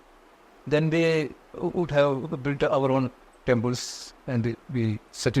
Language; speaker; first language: English; non-native, local second language; Konkani